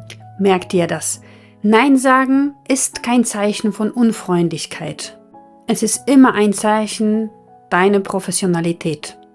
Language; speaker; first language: German; non-native, fluent; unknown